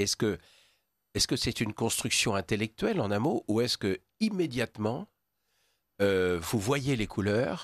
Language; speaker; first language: French; native; French